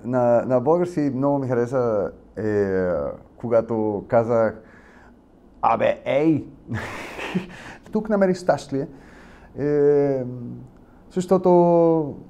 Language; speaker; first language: Bulgarian; non-native, learner; Spanish